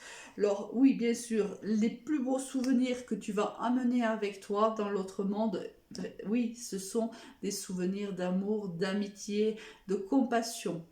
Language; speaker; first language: French; native; French